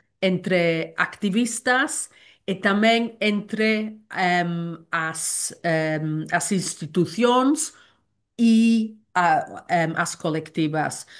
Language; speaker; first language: Portuguese; non-native, learner; Welsh